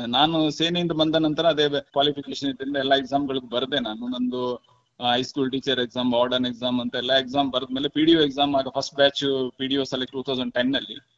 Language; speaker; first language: Kannada; non-native, local second language; Kodava